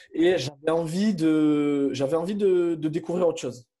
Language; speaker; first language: French; native; French